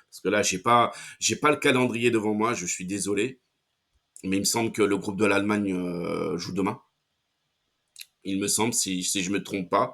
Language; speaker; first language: French; native; French